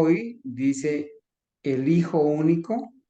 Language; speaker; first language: Spanish; native; Spanish